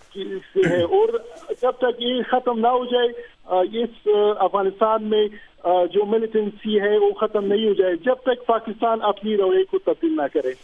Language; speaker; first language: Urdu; non-native, fluent; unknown